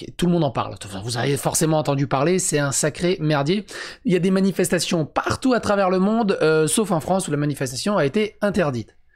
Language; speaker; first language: French; native; French